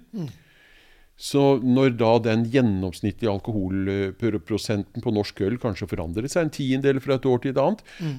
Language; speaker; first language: Norwegian; native; Norwegian